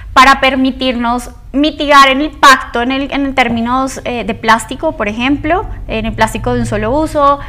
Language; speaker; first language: Spanish; native; Spanish